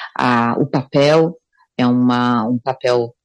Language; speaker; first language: Portuguese; native; Portuguese